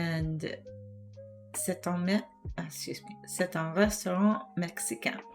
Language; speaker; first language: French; non-native, learner; English